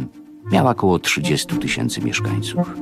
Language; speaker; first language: Polish; native; Polish